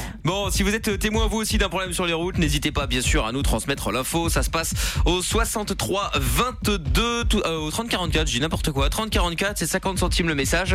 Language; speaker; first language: French; native; French